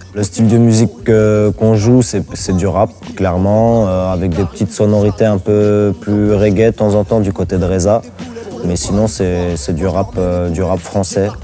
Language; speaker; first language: French; native; French